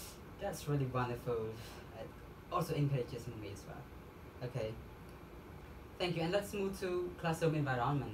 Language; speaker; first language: English; non-native, fluent; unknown